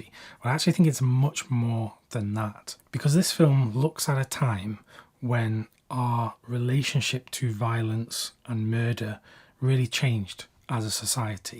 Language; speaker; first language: English; native; English